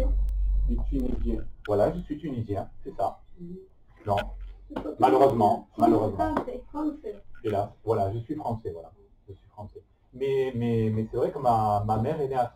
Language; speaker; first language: French; native; French